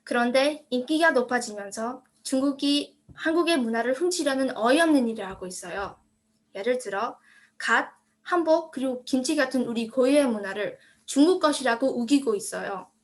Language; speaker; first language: Korean; early bilingual, heritage; Korean